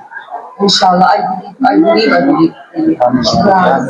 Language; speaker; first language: English; non-native, learner; Arabic